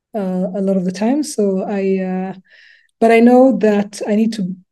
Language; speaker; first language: English; non-native, local second language; Luba-Lulua